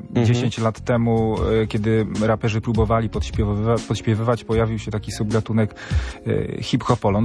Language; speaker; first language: Polish; native; Polish